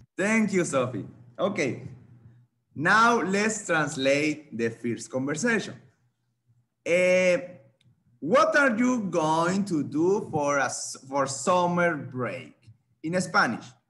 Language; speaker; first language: English; non-native, fluent; Spanish